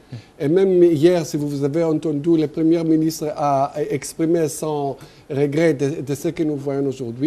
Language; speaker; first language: French; non-native, fluent; Hebrew